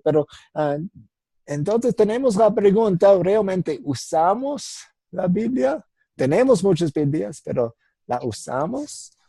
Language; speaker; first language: Spanish; non-native, fluent; English